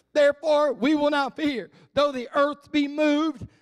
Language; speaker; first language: English; native; English